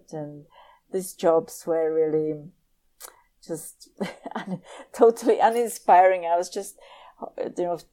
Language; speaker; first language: English; non-native, fluent; Czech